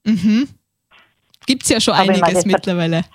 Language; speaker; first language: German; native; German